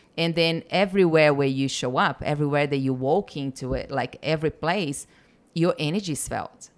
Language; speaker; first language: English; non-native, fluent; Portuguese